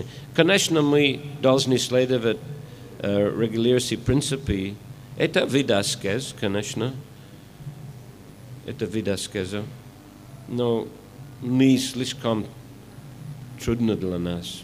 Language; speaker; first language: Russian; non-native, fluent; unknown